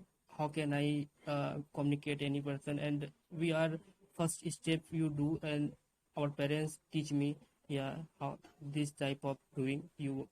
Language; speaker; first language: English; non-native, learner; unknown